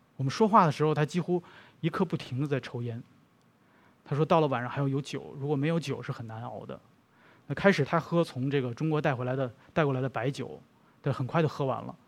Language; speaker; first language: Chinese; native; Chinese